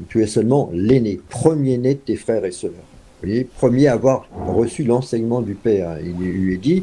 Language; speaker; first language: French; native; French